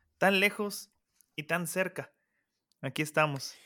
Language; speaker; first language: Spanish; native; Spanish